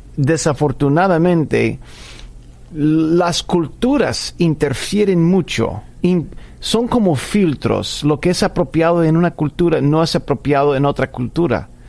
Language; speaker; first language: Spanish; non-native, fluent; English